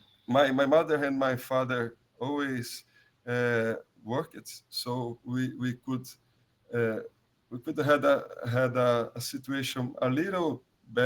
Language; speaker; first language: English; non-native, learner; Portuguese